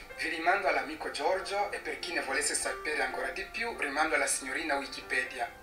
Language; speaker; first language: Italian; non-native, fluent; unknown